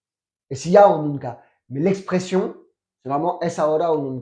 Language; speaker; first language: Spanish; non-native, fluent; French